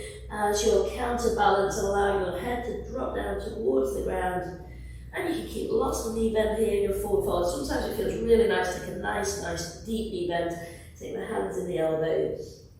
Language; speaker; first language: English; native; English